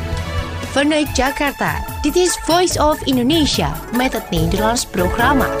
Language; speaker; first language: Dutch; non-native, fluent; Indonesian